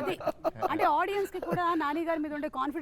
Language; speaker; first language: Telugu; native; Telugu